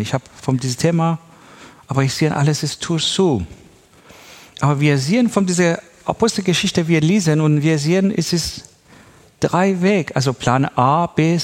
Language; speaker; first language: German; non-native, learner; Persian